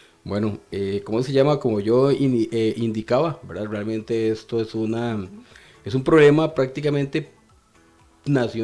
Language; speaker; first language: Spanish; native; Spanish